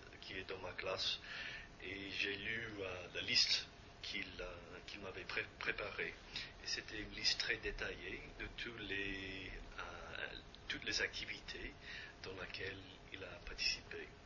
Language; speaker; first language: French; non-native, fluent; English